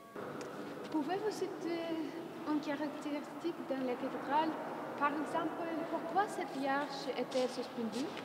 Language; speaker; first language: French; non-native, learner; German